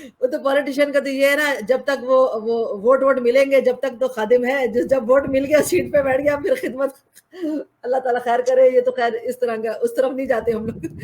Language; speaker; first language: Urdu; native; Urdu